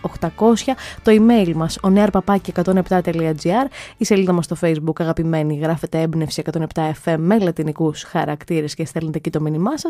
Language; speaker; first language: Greek; native; Greek